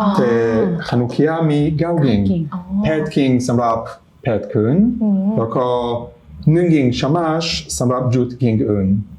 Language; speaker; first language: Thai; non-native, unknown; Hebrew